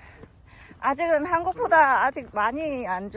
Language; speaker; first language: Korean; non-native, learner; Khmer